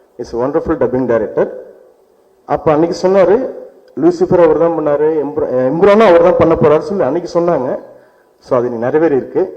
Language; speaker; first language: Tamil; native; Tamil